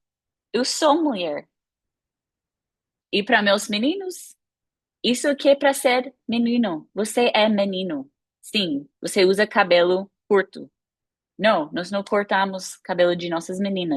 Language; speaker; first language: Portuguese; non-native, fluent; English